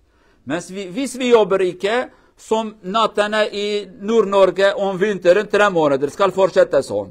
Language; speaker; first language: Norwegian; non-native, learner; Kurdish